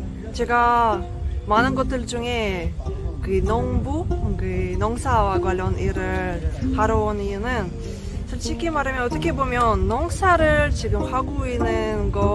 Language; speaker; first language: Korean; non-native, fluent; Russian